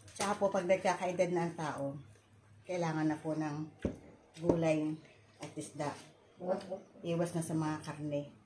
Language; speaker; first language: Filipino; non-native, local second language; Iloko